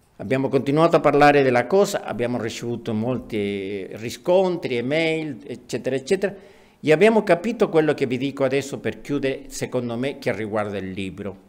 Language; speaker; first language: Italian; non-native, fluent; Spanish